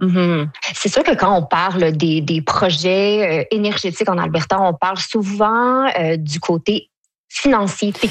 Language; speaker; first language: French; native; French